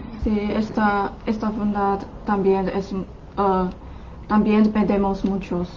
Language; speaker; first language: Spanish; non-native, fluent; Chinese